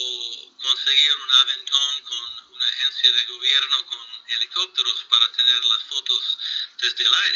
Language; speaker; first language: Spanish; non-native, fluent; English